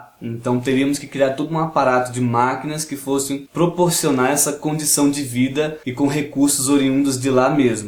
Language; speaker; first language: Portuguese; native; Portuguese